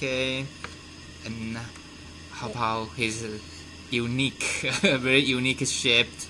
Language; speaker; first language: English; non-native, fluent; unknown